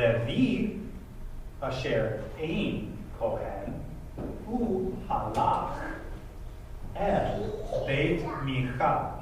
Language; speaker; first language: Hebrew; non-native, fluent; English